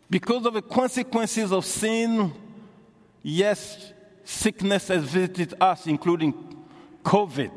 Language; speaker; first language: English; non-native, fluent; Bambara